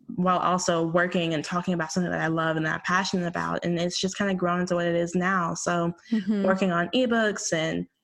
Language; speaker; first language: English; native; English